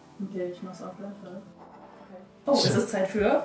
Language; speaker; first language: German; native; German